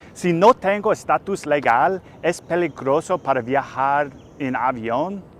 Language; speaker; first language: Spanish; non-native, fluent; English